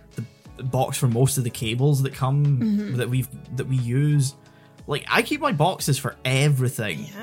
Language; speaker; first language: English; native; English